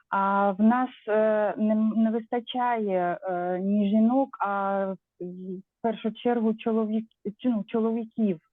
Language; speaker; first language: Ukrainian; non-native, local second language; Russian